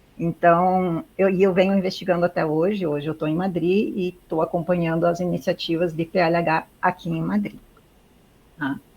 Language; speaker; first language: Portuguese; native; Portuguese